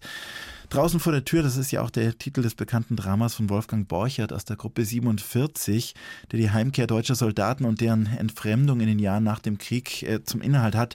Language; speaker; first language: German; native; German